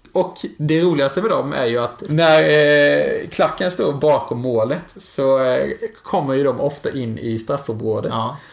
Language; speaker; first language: Swedish; native; Swedish